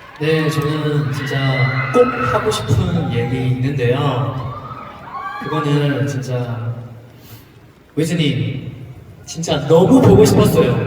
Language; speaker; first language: Korean; non-native, learner; Chinese